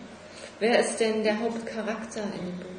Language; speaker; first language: German; native; German